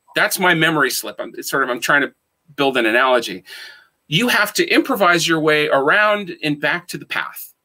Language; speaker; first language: English; native; English